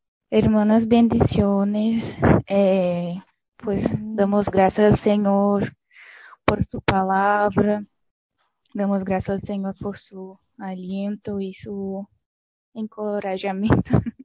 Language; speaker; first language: Spanish; non-native, fluent; Portuguese